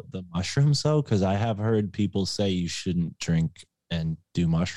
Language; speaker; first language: English; native; English